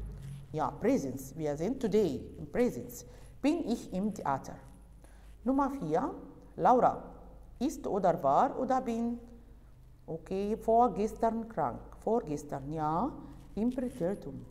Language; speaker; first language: German; non-native, fluent; Arabic